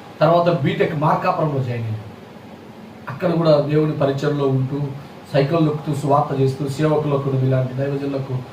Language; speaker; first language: Telugu; non-native, local second language; Lambadi